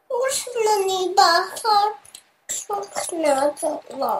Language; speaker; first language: Chinese; early bilingual, heritage; Chinese